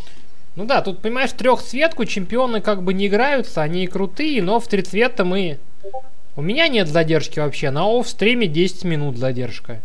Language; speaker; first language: Russian; native; Russian